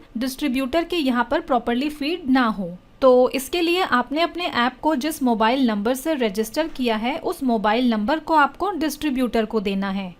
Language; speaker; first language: Hindi; native; Hindi